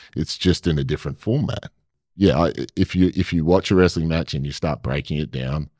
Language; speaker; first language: English; native; English